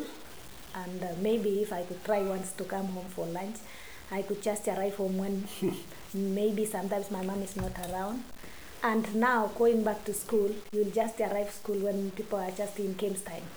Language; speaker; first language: English; non-native, local second language; Kalenjin